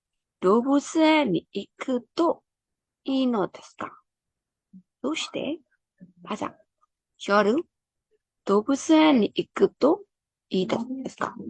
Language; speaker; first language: Japanese; non-native, fluent; Burmese